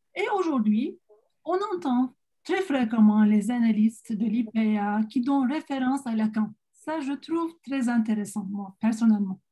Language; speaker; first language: French; non-native, fluent; Turkish